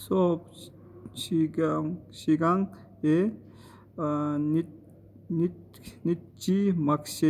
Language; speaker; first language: Korean; non-native, fluent; Mongolian